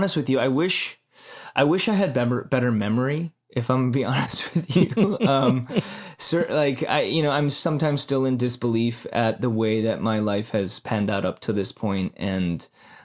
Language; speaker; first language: English; native; English